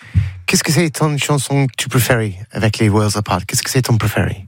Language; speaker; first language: French; non-native, learner; English